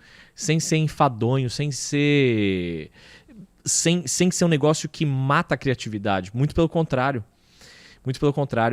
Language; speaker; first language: Portuguese; native; Portuguese